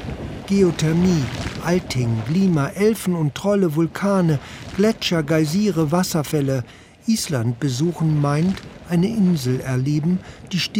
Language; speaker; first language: German; native; German